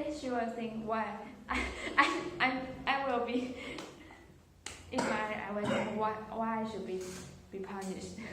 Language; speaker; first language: English; non-native, learner; Chinese